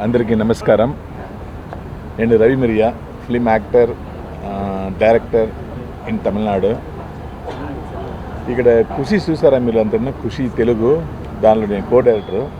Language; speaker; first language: Telugu; non-native, learner; Tamil